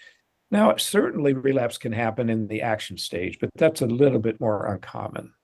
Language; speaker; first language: English; native; English